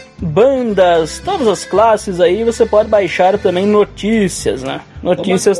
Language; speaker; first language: Portuguese; native; Portuguese